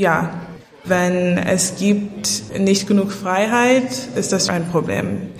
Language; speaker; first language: German; non-native, fluent; English